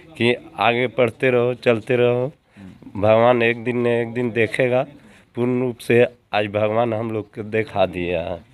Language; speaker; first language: Hindi; native; Hindi